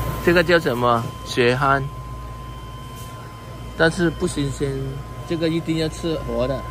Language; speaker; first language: Chinese; non-native, local second language; Cantonese